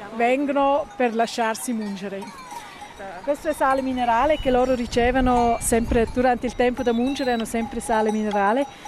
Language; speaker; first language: Italian; non-native, local second language; German